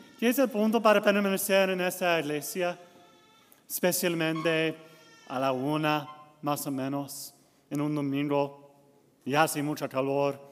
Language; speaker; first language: Spanish; non-native, learner; English